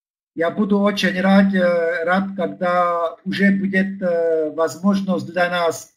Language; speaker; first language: Russian; non-native, learner; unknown